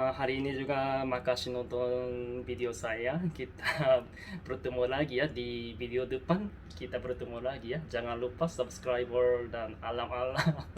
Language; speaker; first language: Indonesian; non-native, learner; Korean